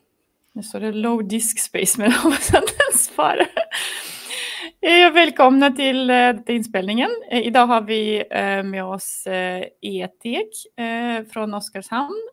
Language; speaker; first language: Swedish; non-native, fluent; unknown